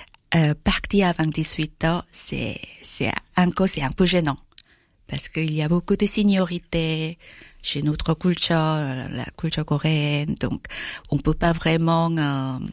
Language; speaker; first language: French; non-native, learner; Korean